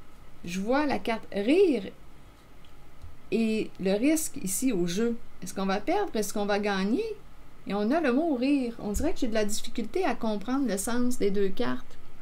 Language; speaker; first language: French; native; French